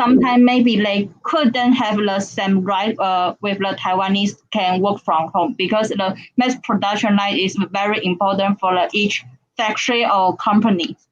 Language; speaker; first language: English; non-native, learner; Chinese